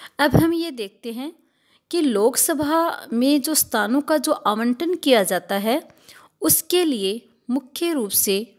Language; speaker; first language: Hindi; native; Hindi